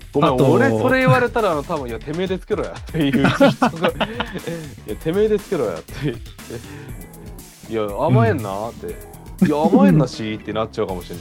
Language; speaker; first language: Japanese; native; Japanese